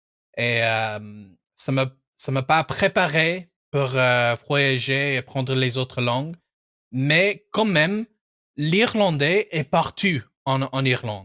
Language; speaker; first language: French; non-native, fluent; English